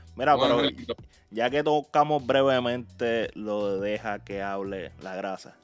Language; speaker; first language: Spanish; native; Spanish